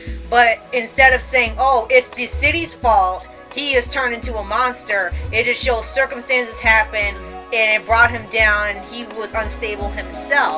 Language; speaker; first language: English; native; English